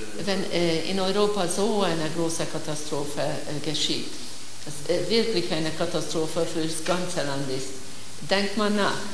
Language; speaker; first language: German; non-native, fluent; Hungarian